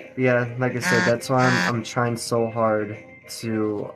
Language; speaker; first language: English; native; English